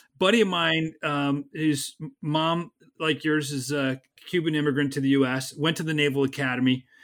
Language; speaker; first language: English; native; English